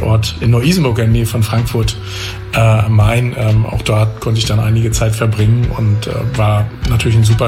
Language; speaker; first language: German; native; German